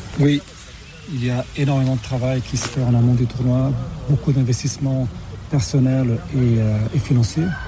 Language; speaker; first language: French; non-native, fluent; Portuguese